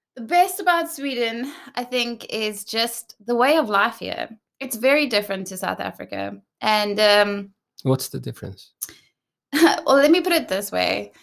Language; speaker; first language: English; native; English